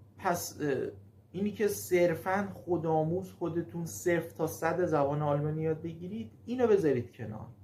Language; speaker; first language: Persian; native; Persian